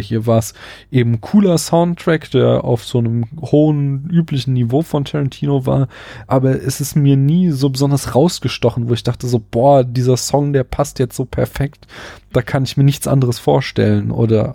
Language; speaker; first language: German; native; German